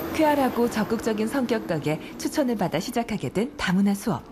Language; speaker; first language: Korean; native; Korean